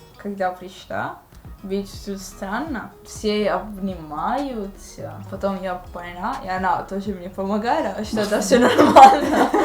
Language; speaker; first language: Russian; non-native, learner; Italian